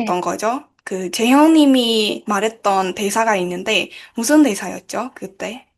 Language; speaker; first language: Korean; non-native, learner; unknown